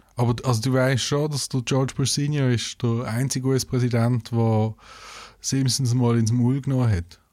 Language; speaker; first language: German; native; German